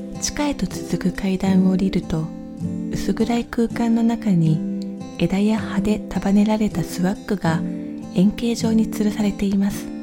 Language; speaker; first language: Japanese; native; Japanese